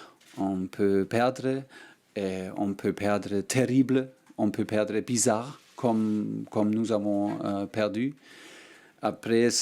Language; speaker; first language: French; non-native, learner; German